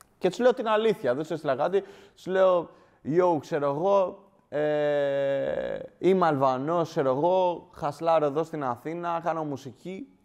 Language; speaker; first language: Greek; early bilingual, other home language; Albanian